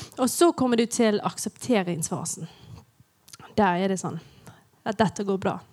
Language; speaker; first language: Norwegian; non-native, fluent; English